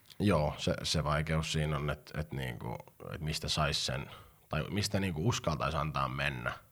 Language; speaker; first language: Finnish; native; Finnish